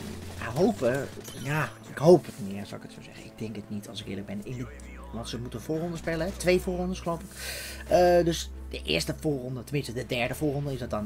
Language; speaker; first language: Dutch; native; Dutch